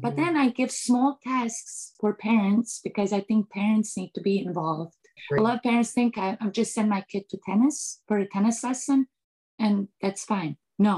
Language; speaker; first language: English; non-native, fluent; Bosnian